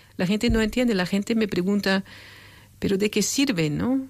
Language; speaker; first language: Spanish; non-native, fluent; French